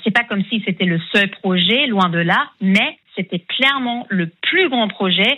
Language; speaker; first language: French; non-native, fluent; German